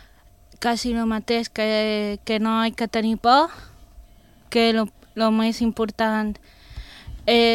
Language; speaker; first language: Catalan; non-native, local second language; Spanish